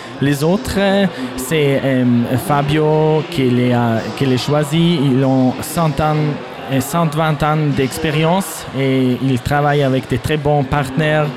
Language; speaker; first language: French; non-native, fluent; German